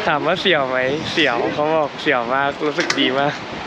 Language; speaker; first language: Spanish; non-native, learner; Thai